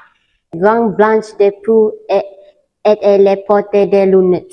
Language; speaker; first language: French; non-native, learner; Malay